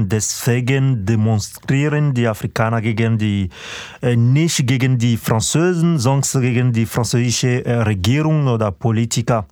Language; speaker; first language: German; non-native, fluent; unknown